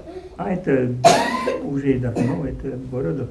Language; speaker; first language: Russian; non-native, learner; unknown